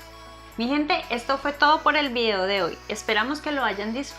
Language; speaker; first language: Spanish; native; Spanish